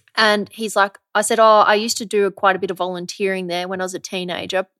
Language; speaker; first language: English; native; English